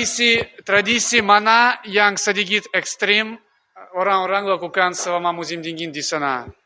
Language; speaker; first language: Indonesian; non-native, learner; Russian